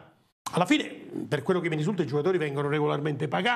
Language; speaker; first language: Italian; native; Italian